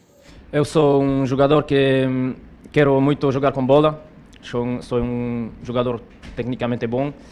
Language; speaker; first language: Portuguese; non-native, learner; Spanish